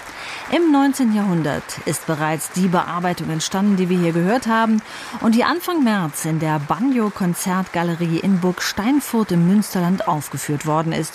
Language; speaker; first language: German; native; German